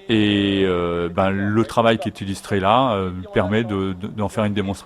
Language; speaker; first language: French; native; French